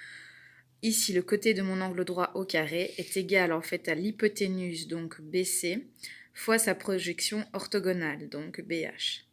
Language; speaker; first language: French; native; French